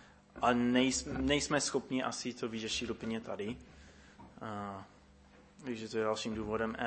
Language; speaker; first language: Czech; non-native, fluent; English